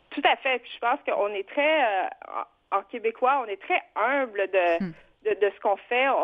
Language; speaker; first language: French; early bilingual, other home language; Vietnamese